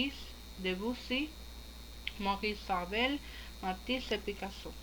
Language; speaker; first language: French; non-native, learner; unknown